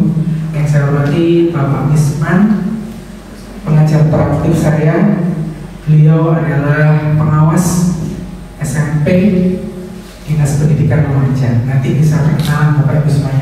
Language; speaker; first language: Indonesian; native; Indonesian